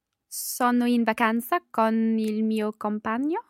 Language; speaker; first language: Italian; non-native, learner; English